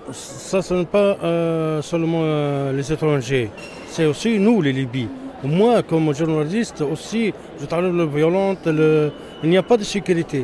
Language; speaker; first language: French; non-native, learner; Arabic